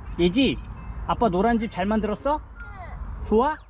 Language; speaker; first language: Korean; native; Korean